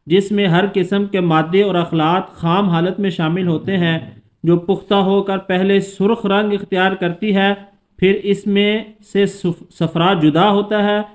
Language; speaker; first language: Hindi; non-native, local second language; Punjabi